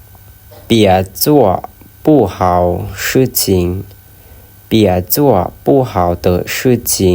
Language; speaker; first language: Chinese; non-native, learner; Lao